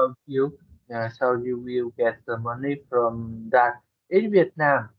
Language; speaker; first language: English; non-native, learner; Vietnamese